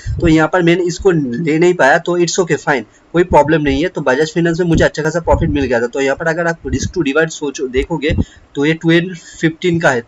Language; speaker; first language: Hindi; non-native, local second language; Bangla